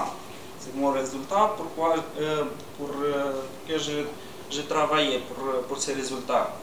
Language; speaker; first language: French; non-native, learner; Romanian